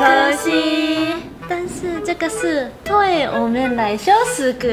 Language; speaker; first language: Chinese; non-native, fluent; Japanese